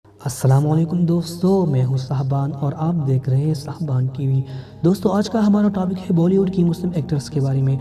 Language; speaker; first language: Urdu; non-native, local second language; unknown